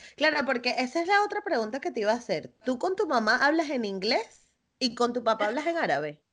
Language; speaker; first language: Spanish; native; Spanish